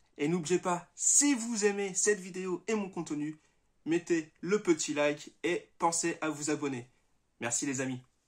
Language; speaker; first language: French; native; French